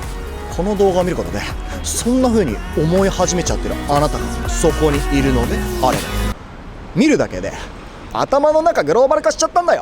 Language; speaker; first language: Japanese; native; Japanese